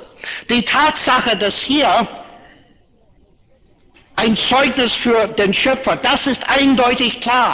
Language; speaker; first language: German; non-native, fluent; English